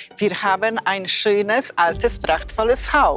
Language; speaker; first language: German; non-native, fluent; Polish